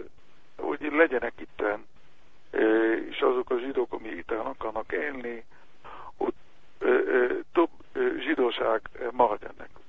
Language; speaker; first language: Hungarian; non-native, learner; Hebrew